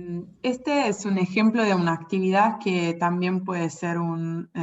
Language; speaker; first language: Spanish; non-native, fluent; Italian